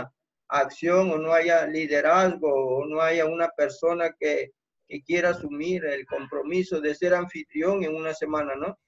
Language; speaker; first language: Spanish; native; Spanish